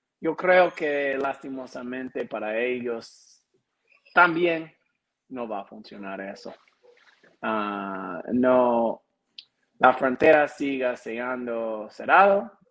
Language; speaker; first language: Spanish; non-native, learner; English